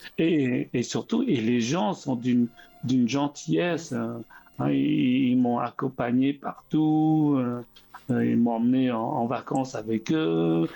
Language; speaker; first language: French; early bilingual, other home language; Khmer